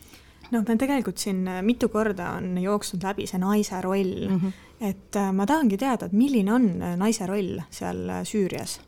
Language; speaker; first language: Estonian; native; Estonian